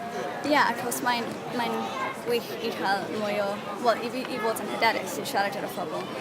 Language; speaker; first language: Welsh; non-native, local second language; English